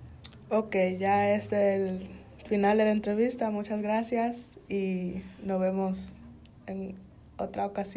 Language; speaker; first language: Spanish; early bilingual, heritage; Spanish